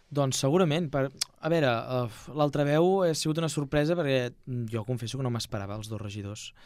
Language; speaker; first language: Catalan; native; Catalan